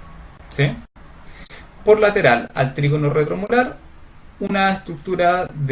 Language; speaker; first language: Spanish; native; Spanish